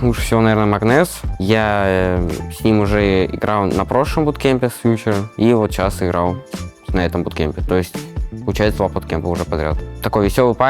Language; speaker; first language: Russian; native; Russian